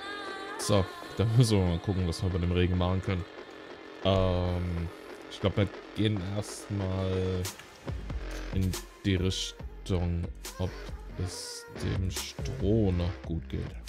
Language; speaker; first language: German; native; German